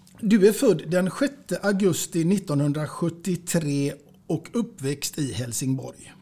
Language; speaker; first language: Swedish; native; Swedish